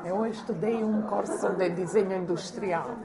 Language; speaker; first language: Portuguese; non-native, fluent; Croatian